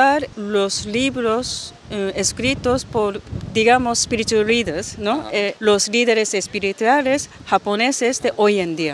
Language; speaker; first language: Spanish; non-native, fluent; Japanese